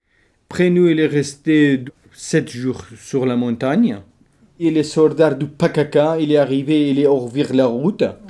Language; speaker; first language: French; non-native, learner; Kurdish